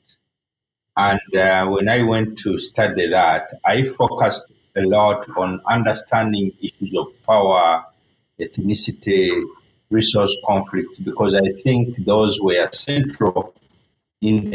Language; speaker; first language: English; non-native, local second language; Ganda